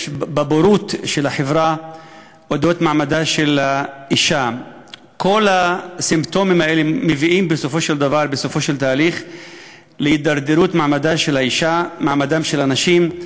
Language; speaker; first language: Hebrew; non-native, local second language; Arabic